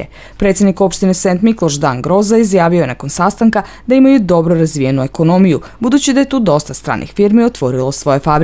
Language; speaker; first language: Serbian; native; Serbian